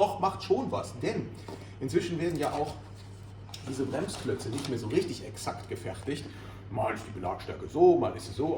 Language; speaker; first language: German; native; German